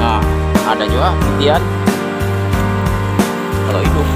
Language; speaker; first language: Malay; native; Malay